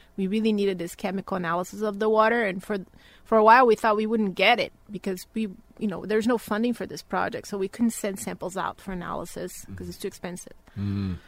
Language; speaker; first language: English; non-native, fluent; Portuguese